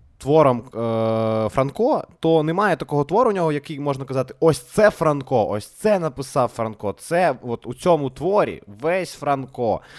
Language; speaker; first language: Ukrainian; non-native, local second language; Russian